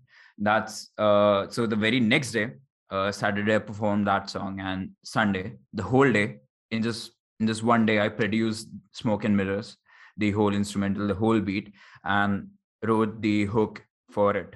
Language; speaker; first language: English; non-native, local second language; Hindi